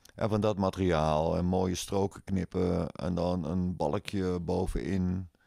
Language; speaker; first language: Dutch; native; Dutch